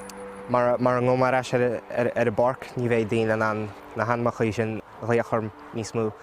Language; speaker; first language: Irish; early bilingual, other home language; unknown